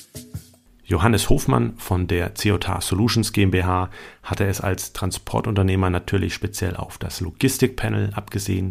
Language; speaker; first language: German; native; German